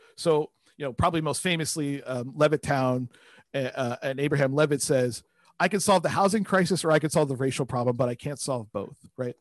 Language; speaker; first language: English; native; English